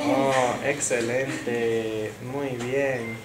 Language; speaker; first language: Spanish; non-native, fluent; English